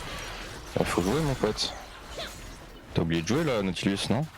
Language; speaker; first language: French; native; French